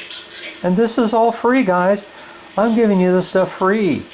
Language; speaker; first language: English; native; English